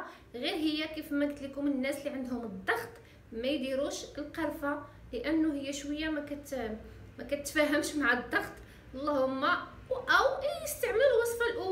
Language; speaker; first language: Arabic; native; Arabic